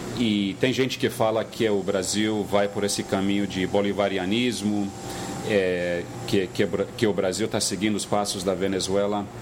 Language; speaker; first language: Portuguese; non-native, fluent; English